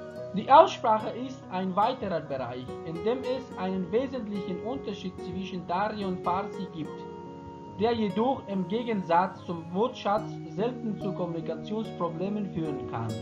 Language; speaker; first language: German; non-native, fluent; Persian